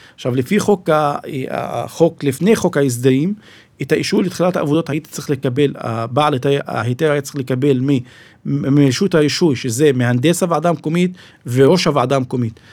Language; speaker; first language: Hebrew; non-native, local second language; Arabic